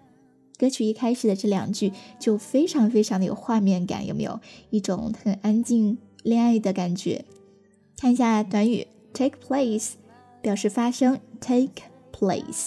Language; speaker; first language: Chinese; native; Chinese